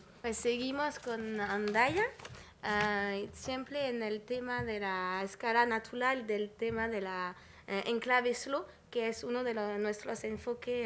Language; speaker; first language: Spanish; non-native, fluent; French